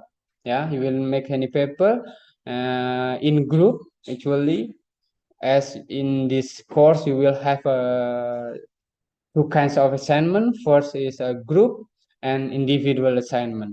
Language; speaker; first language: English; non-native, fluent; Indonesian